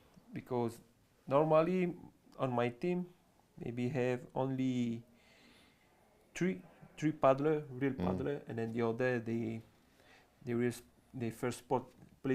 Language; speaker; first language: English; non-native, learner; French